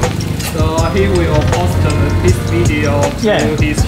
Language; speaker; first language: English; non-native, learner; Chinese